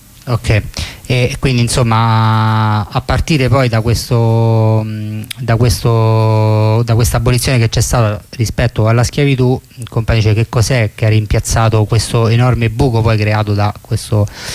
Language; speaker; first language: Italian; native; Italian